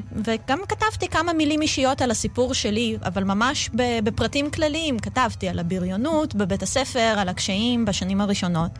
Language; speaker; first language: Hebrew; early bilingual, other home language; Russian